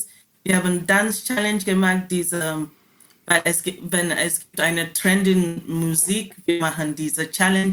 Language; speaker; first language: German; non-native, learner; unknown